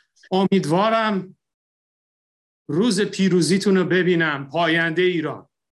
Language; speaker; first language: Persian; early bilingual, heritage; Persian